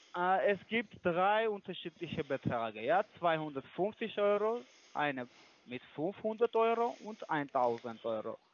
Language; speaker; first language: German; non-native, learner; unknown